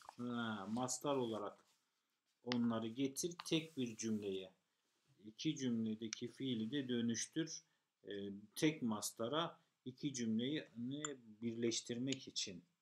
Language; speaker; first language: Turkish; native; Turkish